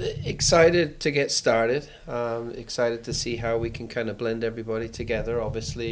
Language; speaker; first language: English; native; English